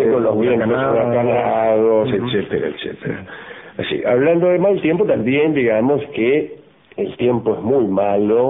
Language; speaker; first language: Spanish; native; Spanish